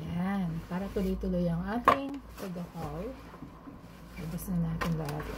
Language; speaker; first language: Filipino; native; Filipino